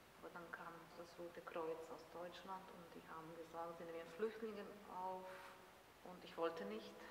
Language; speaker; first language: German; non-native, fluent; Bosnian